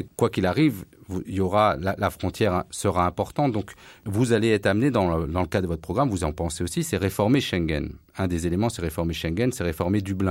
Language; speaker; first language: French; native; French